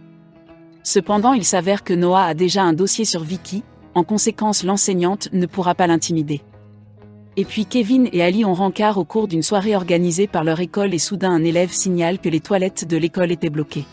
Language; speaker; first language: French; non-native, local second language; Haitian Creole